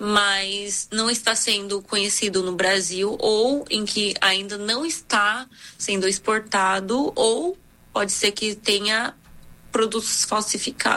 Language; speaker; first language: Portuguese; early bilingual, other home language; Korean